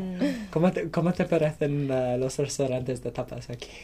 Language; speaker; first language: Spanish; non-native, learner; English